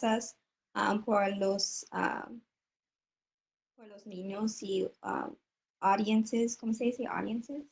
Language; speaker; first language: Spanish; non-native, learner; English